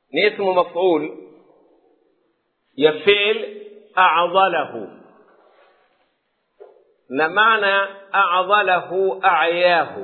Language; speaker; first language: Arabic; non-native, fluent; Swahili